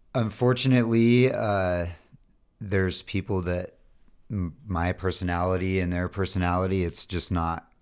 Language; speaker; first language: English; native; English